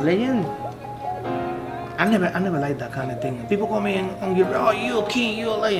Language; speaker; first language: English; non-native, local second language; Spanish